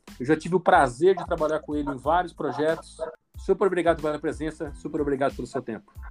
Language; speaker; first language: Portuguese; native; Portuguese